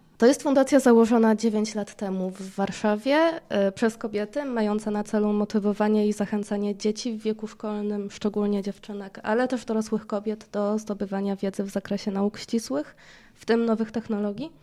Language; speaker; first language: Polish; native; Polish